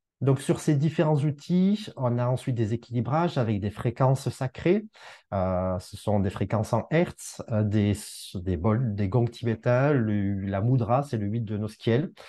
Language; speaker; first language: French; native; French